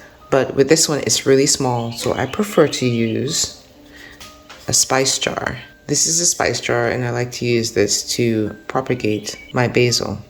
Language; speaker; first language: English; native; English